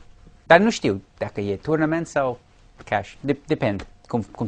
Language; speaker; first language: Romanian; early bilingual, heritage; English